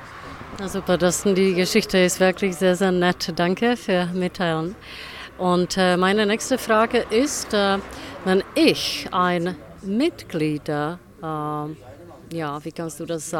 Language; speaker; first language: German; non-native, fluent; Czech